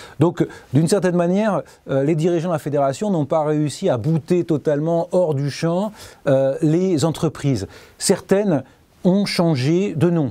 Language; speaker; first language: French; native; French